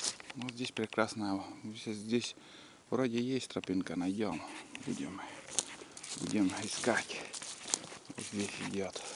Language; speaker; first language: Russian; native; Russian